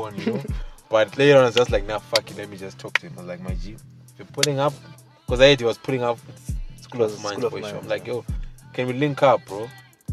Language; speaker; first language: English; non-native, local second language; Shona